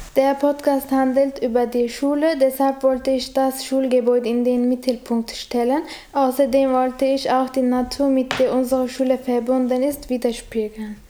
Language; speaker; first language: German; non-native, learner; Turkish